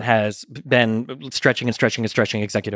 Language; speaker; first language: English; native; English